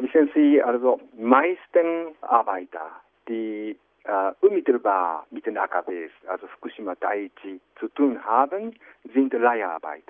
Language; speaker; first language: German; non-native, fluent; Japanese